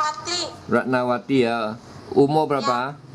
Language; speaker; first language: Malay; non-native, local second language; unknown